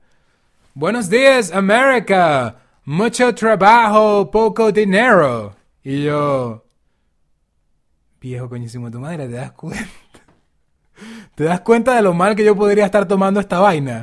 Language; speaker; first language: Spanish; native; Spanish